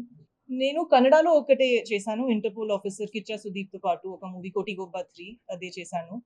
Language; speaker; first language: Telugu; non-native, learner; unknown